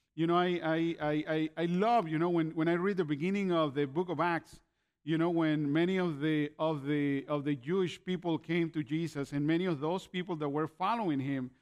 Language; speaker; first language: English; non-native, fluent; Spanish